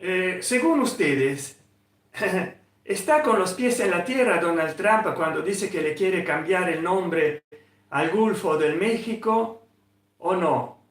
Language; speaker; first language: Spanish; non-native, fluent; Italian